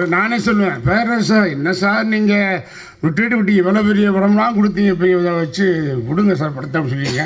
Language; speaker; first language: Tamil; native; Tamil